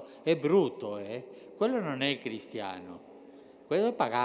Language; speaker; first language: Italian; non-native, fluent; Spanish